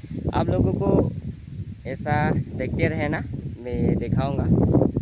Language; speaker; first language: Hindi; non-native, local second language; Karbi